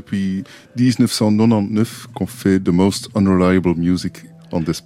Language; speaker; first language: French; non-native, local second language; Dutch